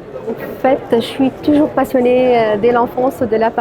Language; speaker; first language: French; non-native, local second language; Arabic